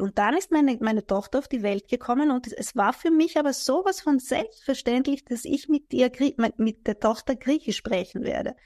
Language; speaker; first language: German; non-native, fluent; Greek